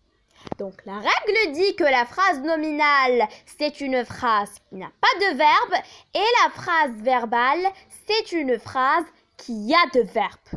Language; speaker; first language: French; non-native, local second language; Arabic